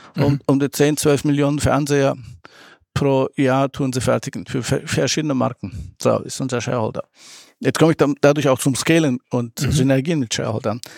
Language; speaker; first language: German; early bilingual, other home language; Turkish